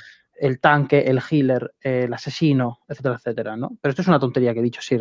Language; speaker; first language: Spanish; native; Spanish